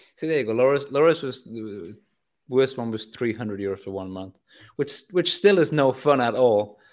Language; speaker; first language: English; native; English